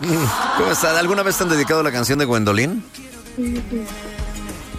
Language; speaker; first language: Spanish; native; Spanish